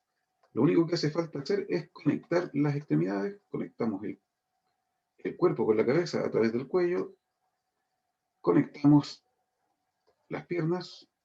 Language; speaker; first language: Spanish; native; Spanish